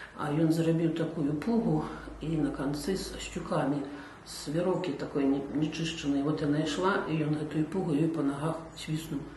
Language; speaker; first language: Belarusian; native; Belarusian